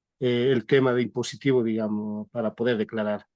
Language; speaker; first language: Spanish; native; Spanish